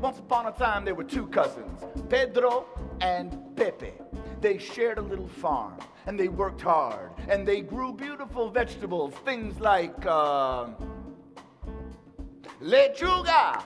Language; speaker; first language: English; early bilingual, other home language; Spanish